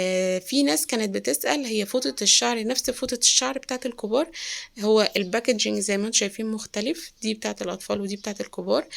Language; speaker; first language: Arabic; native; Arabic